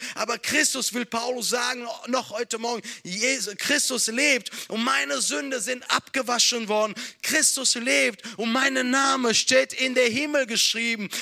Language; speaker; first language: German; non-native, fluent; Italian